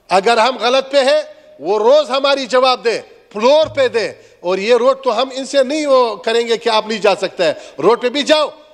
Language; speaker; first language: Urdu; non-native, local second language; Pashto